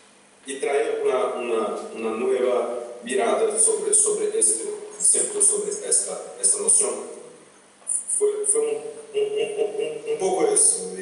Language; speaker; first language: Spanish; non-native, fluent; Portuguese